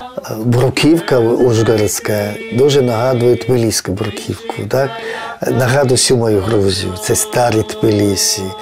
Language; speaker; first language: Ukrainian; non-native, fluent; Georgian